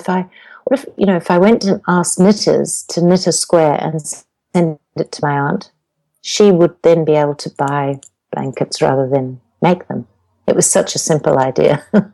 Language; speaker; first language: English; native; English